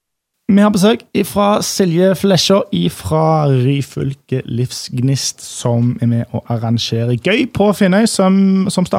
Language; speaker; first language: Norwegian; native; Norwegian